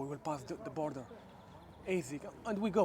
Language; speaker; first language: English; non-native, learner; Arabic